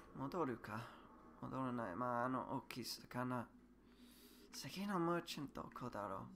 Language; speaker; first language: Japanese; non-native, learner; English